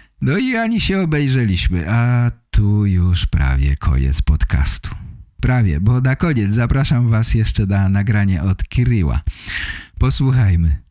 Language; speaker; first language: Polish; native; Polish